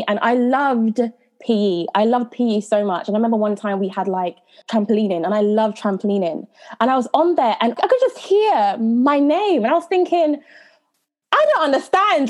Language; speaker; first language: English; native; English